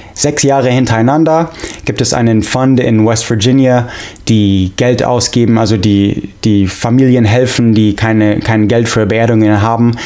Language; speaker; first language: German; non-native, fluent; English